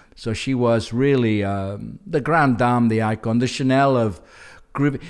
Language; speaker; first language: English; native; English